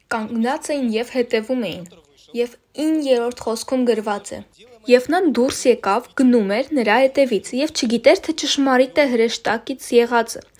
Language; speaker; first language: Armenian; non-native, local second language; Russian